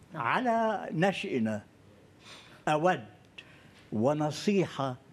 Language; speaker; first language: Arabic; native; Arabic